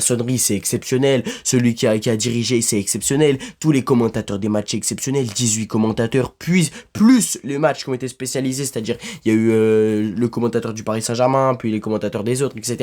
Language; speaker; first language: French; native; French